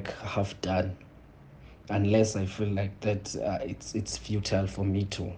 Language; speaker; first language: English; non-native, local second language; Xhosa